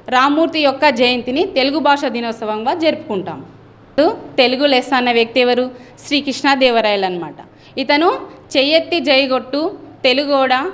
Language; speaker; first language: Telugu; native; Telugu